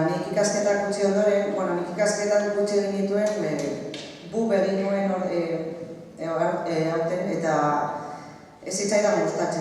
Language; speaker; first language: Basque; non-native, local second language; Spanish